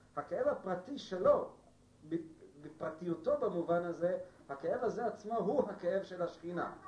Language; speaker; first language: Hebrew; non-native, fluent; Spanish